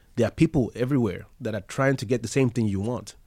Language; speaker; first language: English; non-native, local second language; Yoruba